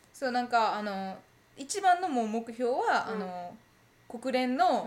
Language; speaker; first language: Japanese; early bilingual, heritage; Japanese